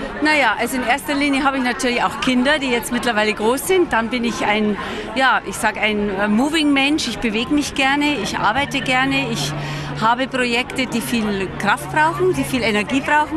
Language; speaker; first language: German; native; German